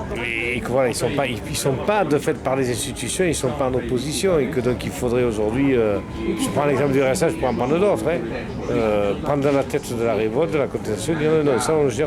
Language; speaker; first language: French; native; French